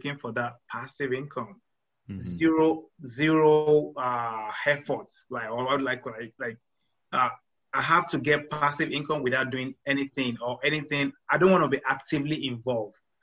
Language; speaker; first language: English; non-native, local second language; Yoruba